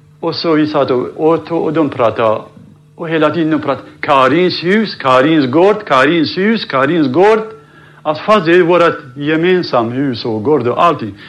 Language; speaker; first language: Swedish; non-native, fluent; Central Kurdish